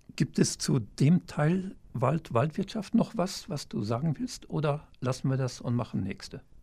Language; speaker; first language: German; native; German